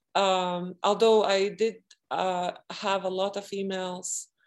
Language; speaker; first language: English; non-native, fluent; Latvian